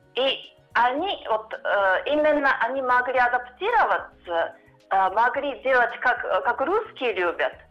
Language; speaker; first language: Russian; non-native, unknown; Japanese